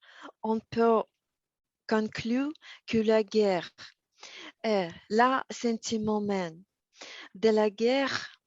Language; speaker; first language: French; non-native, learner; Russian